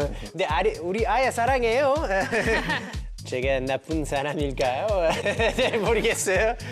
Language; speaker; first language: Korean; non-native, learner; English